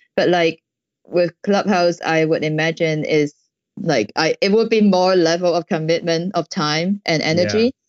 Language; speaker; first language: English; non-native, local second language; Cantonese